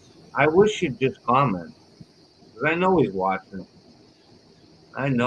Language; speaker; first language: English; native; English